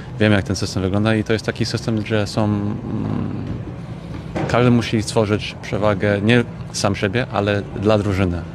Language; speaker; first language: Polish; early bilingual, heritage; English